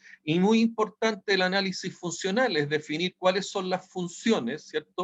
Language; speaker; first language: Spanish; native; Spanish